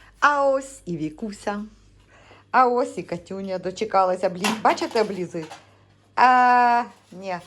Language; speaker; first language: Ukrainian; non-native, local second language; Russian